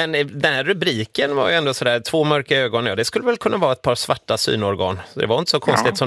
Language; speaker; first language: Swedish; native; Swedish